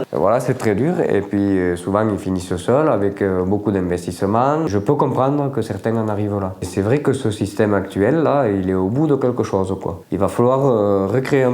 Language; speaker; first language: French; native; French